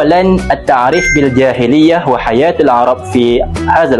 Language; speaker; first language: Arabic; non-native, learner; Malay